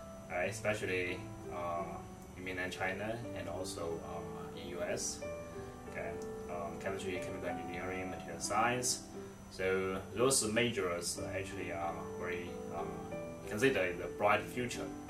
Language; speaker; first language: English; non-native, fluent; Chinese